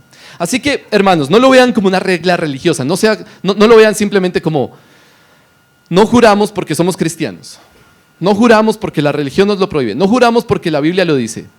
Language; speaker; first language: Spanish; native; Spanish